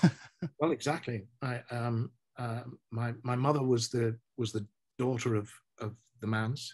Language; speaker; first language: English; native; English